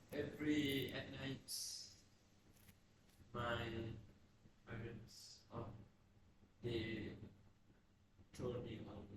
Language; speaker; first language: English; non-native, learner; Thai